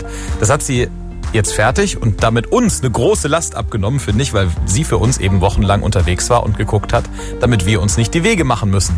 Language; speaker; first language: German; native; German